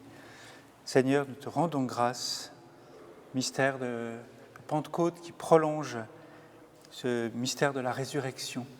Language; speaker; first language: French; native; French